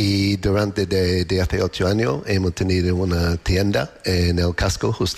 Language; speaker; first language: Spanish; non-native, learner; English